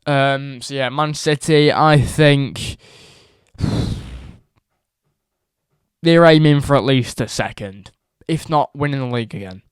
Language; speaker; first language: English; native; English